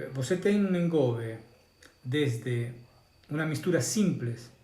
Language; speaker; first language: Portuguese; non-native, learner; Spanish